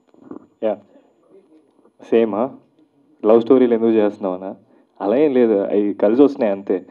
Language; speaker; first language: Telugu; native; Telugu